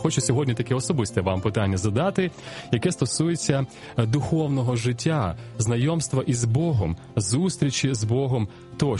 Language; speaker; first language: Ukrainian; native; Ukrainian